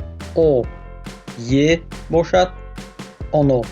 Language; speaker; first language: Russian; non-native, local second language; Tajik